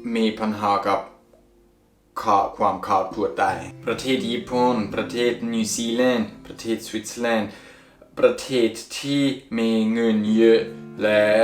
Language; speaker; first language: Thai; non-native, fluent; Swiss German